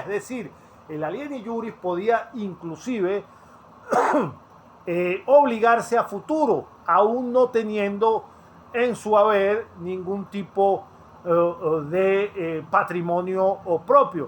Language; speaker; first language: Spanish; native; Spanish